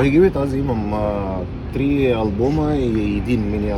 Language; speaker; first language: Bulgarian; non-native, learner; Arabic